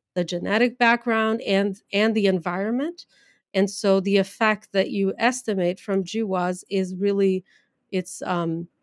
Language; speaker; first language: English; non-native, fluent; Portuguese